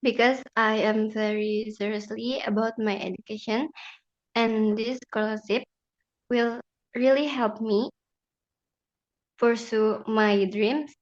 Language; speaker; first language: English; non-native, learner; Indonesian